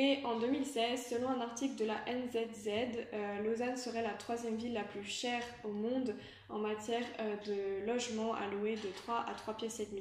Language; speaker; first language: French; native; French